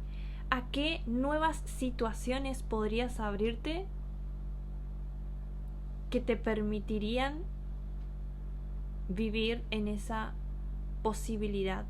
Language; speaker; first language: Spanish; native; Spanish